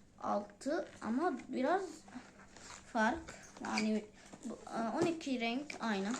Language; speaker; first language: Turkish; non-native, learner; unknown